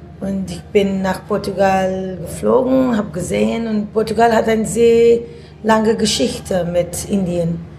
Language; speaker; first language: German; non-native, fluent; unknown